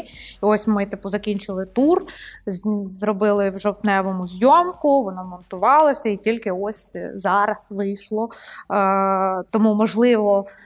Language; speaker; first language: Ukrainian; non-native, local second language; Russian